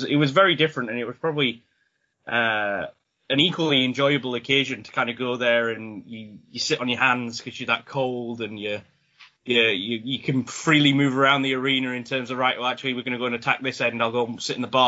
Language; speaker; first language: English; native; English